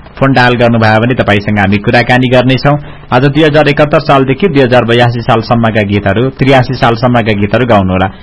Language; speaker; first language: Nepali; non-native, local second language; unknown